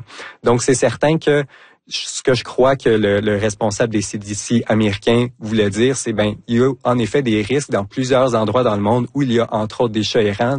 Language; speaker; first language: French; native; French